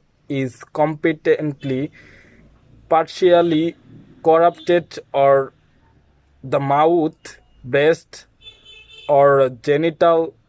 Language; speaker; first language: English; non-native, learner; Bangla